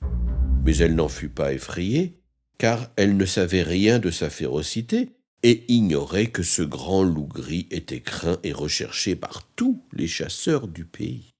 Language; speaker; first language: French; native; French